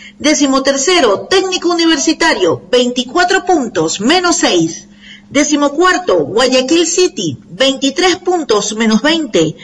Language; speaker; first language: Spanish; native; Spanish